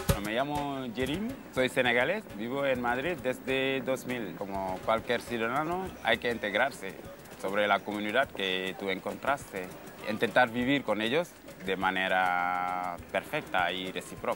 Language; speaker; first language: Spanish; non-native, fluent; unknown